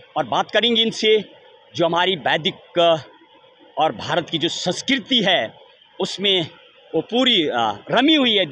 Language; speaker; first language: Hindi; native; Hindi